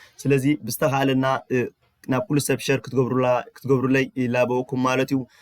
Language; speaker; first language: Tigrinya; early bilingual, heritage; Tigrinya